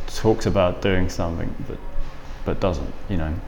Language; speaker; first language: English; native; English